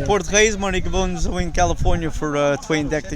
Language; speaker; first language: Dutch; non-native, learner; Portuguese